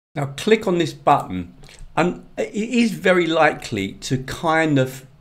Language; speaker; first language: English; native; English